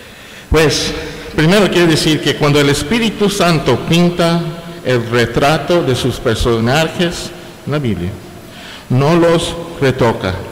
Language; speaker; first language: Spanish; non-native, fluent; English